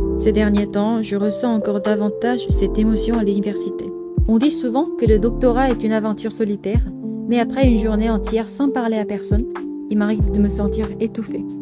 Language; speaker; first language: French; non-native, fluent; Korean